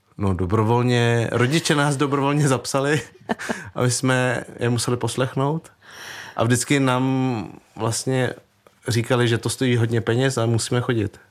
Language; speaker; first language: Czech; early bilingual, other home language; Vietnamese